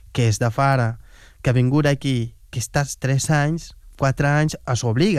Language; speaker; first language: Catalan; non-native, fluent; Wolof